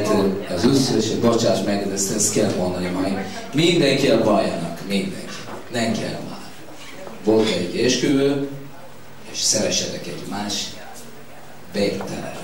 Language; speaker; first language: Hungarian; non-native, learner; Italian